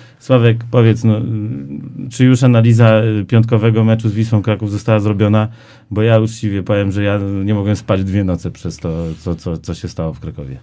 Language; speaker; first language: Polish; native; Polish